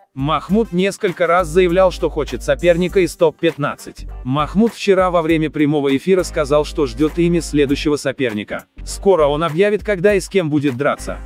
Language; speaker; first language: Russian; non-native, local second language; Uzbek